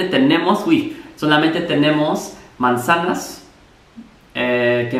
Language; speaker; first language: Spanish; non-native, fluent; English